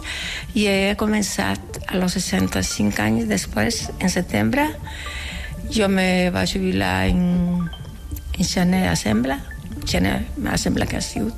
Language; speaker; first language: Catalan; non-native, local second language; Galician